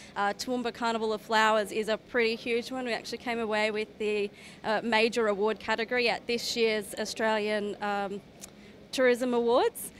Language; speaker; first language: English; native; English